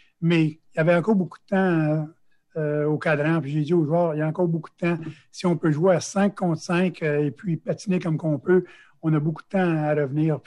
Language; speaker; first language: French; native; French